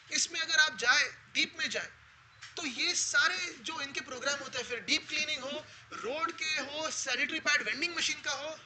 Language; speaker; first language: Hindi; non-native, local second language; Marathi